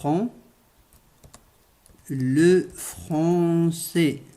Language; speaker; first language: French; non-native, local second language; Arabic